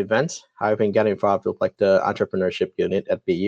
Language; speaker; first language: English; non-native, local second language; Cantonese